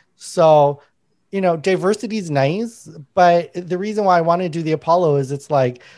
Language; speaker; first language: English; native; English